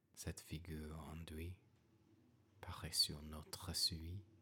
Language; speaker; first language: French; non-native, learner; English